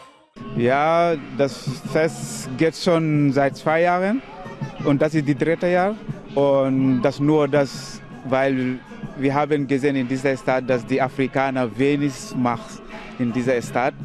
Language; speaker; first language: German; non-native, learner; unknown